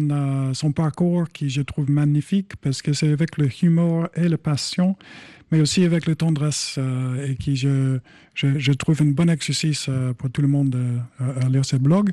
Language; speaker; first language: French; non-native, fluent; English